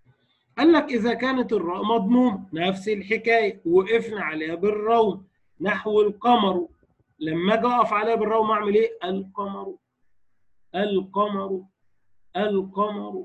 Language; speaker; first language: Arabic; native; Arabic